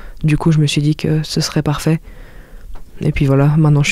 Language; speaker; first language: French; native; French